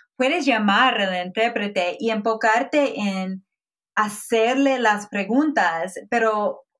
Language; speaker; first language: Spanish; non-native, fluent; English